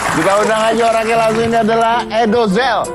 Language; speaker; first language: Indonesian; native; Indonesian